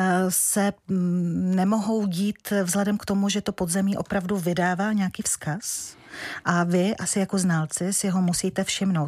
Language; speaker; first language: Czech; native; Czech